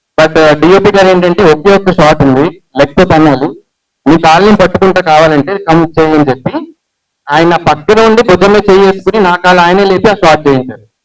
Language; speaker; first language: Telugu; early bilingual, heritage; Telugu